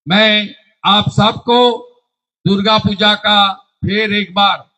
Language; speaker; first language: Hindi; non-native, local second language; Bangla